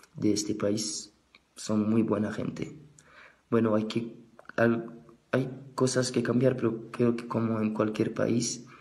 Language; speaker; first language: Spanish; non-native, fluent; French